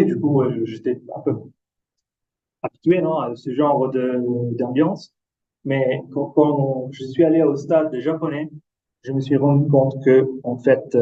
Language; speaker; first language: French; non-native, fluent; Italian